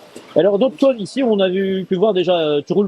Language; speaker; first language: French; native; French